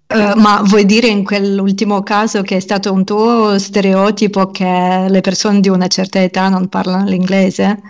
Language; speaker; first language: Italian; non-native, fluent; Ukrainian